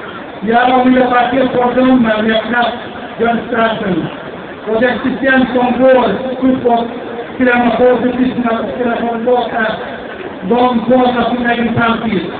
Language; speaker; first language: Swedish; non-native, fluent; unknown